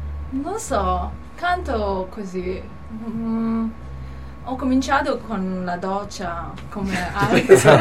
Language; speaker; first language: Italian; non-native, learner; Cantonese